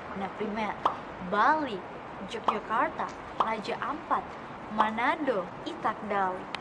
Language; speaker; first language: Russian; non-native, learner; Indonesian